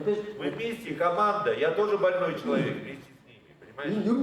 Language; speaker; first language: Russian; native; Russian